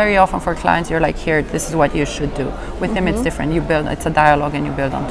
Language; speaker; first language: English; non-native, fluent; Romanian